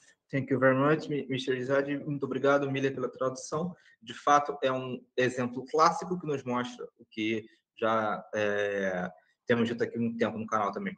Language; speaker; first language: Portuguese; native; Portuguese